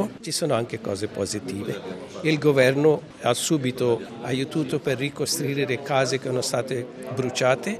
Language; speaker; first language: Italian; non-native, fluent; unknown